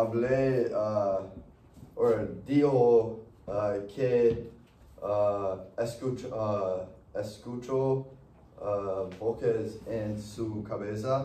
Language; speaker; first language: Spanish; non-native, learner; English